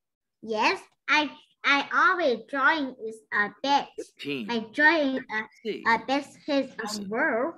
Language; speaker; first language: English; non-native, learner; Vietnamese